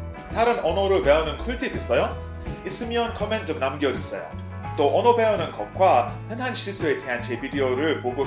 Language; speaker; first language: Korean; non-native, fluent; English